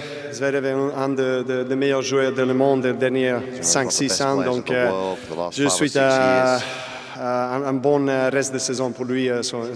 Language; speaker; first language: French; non-native, fluent; Serbian